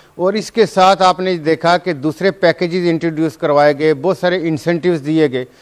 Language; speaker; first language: Urdu; non-native, local second language; Punjabi